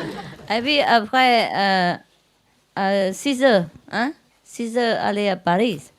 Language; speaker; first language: French; non-native, learner; Vietnamese